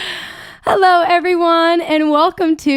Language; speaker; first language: English; native; English